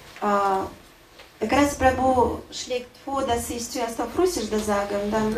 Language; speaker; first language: German; non-native, learner; Russian